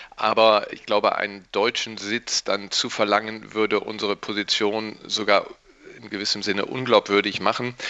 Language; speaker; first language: German; native; German